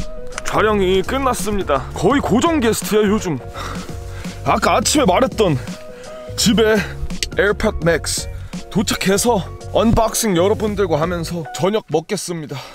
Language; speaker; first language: Korean; early bilingual, heritage; Korean